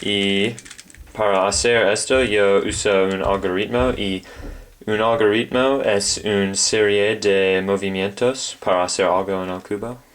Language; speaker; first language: Spanish; non-native, learner; English